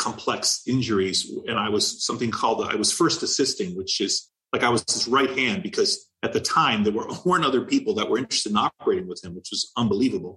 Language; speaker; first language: English; native; English